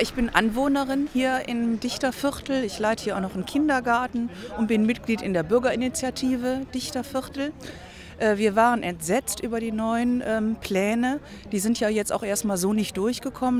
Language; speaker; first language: German; native; German